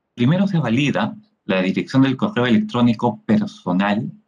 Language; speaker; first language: Spanish; native; Spanish